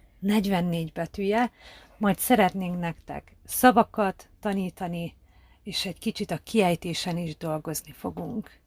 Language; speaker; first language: Hungarian; native; Hungarian